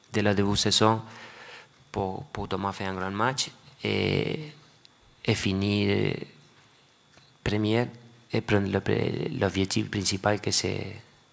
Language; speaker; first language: French; non-native, learner; Spanish